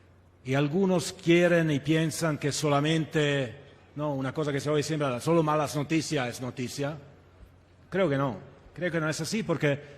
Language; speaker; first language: Spanish; non-native, fluent; Italian